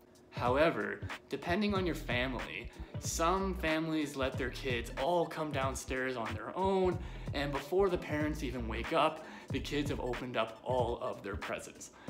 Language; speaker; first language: English; native; English